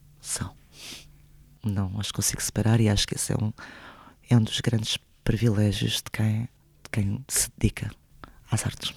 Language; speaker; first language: Portuguese; early bilingual, other home language; Spanish